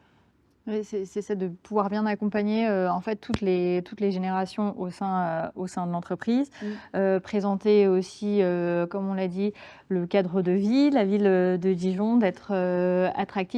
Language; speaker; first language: French; native; French